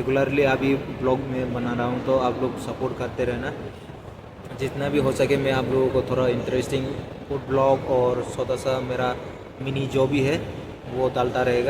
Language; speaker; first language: Hindi; non-native, local second language; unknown